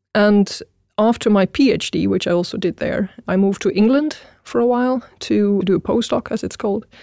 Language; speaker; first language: English; non-native, fluent; Dutch